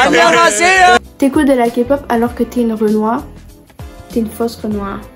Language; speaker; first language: French; native; French